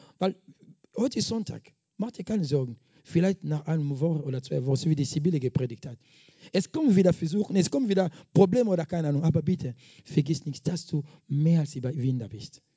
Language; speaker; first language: German; non-native, fluent; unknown